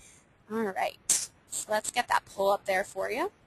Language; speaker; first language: English; native; English